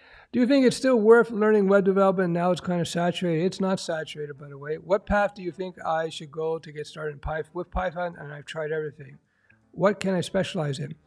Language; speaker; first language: English; early bilingual, other home language; French